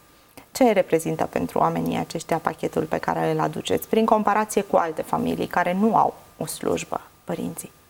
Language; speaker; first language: Romanian; native; Romanian